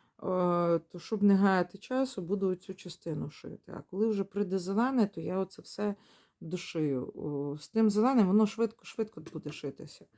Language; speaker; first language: Ukrainian; non-native, local second language; Russian